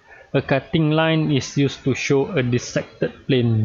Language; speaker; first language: English; non-native, local second language; Malay